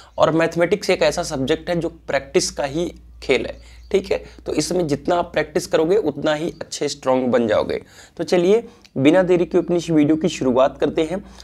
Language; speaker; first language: Hindi; native; Hindi